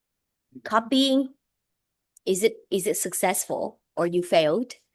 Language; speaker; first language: English; non-native, fluent; Vietnamese